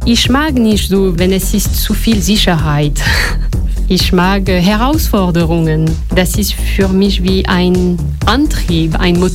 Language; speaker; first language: German; non-native, learner; French